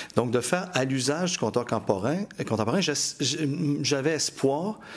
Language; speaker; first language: French; native; French